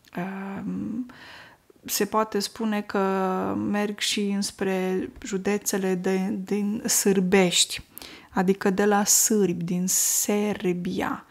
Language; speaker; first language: Romanian; native; Romanian